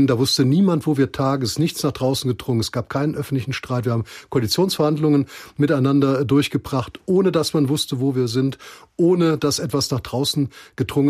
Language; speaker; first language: German; native; German